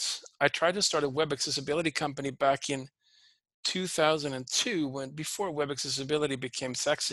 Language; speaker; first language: English; non-native, fluent; Swedish